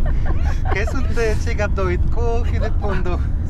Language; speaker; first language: Korean; non-native, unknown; Spanish